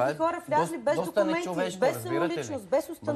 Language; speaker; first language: Bulgarian; native; Bulgarian